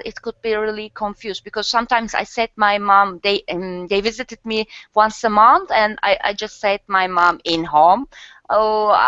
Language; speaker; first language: English; non-native, learner; Turkish